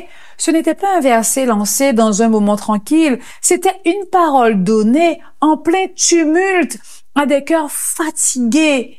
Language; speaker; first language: French; native; French